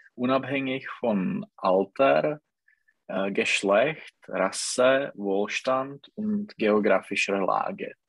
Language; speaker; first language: German; non-native, learner; Czech